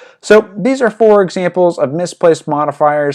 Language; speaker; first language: English; native; English